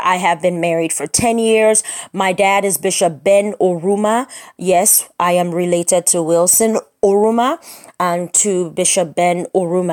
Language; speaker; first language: English; native; English